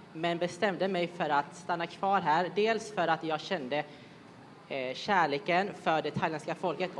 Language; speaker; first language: Swedish; early bilingual, other home language; Thai